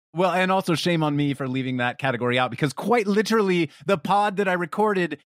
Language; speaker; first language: English; native; English